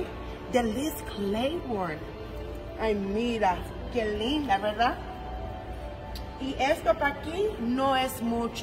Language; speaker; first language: Spanish; early bilingual, heritage; English